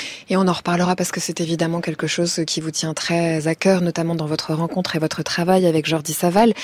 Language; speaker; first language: French; native; French